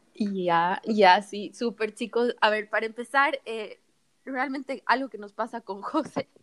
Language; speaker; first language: Spanish; native; Spanish